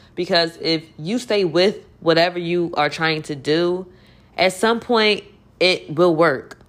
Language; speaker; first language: English; native; English